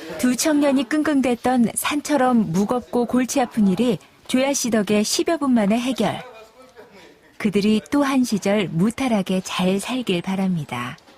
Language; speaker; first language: Korean; native; Korean